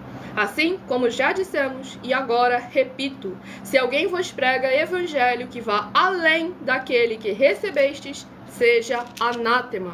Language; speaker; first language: Portuguese; native; Portuguese